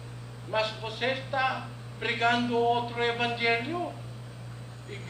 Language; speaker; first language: Portuguese; non-native, learner; Filipino